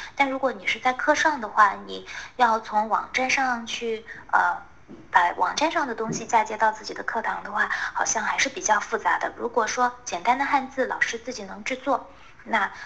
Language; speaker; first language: Chinese; native; Chinese